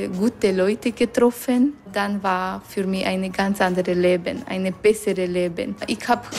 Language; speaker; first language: German; non-native, learner; Romanian